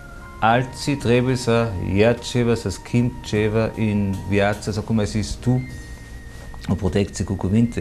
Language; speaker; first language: Romanian; non-native, fluent; German